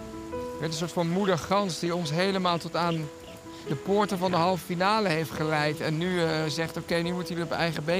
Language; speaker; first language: Dutch; native; Dutch